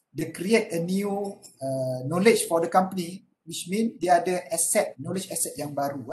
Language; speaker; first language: English; non-native, local second language; Malay